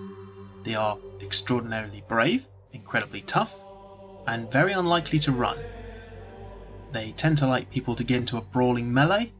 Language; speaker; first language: English; native; English